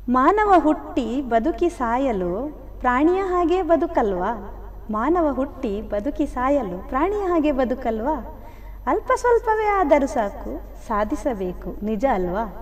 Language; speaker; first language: Kannada; non-native, local second language; Tulu